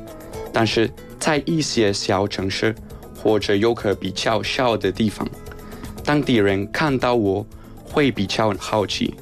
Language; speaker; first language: Chinese; non-native, fluent; Spanish